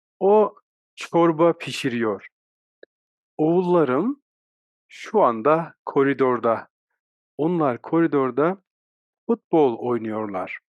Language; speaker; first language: Turkish; native; Turkish